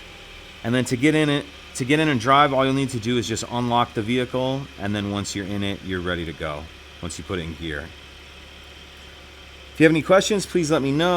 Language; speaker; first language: English; native; English